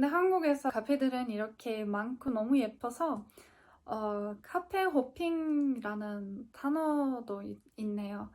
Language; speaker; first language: Korean; non-native, fluent; Turkish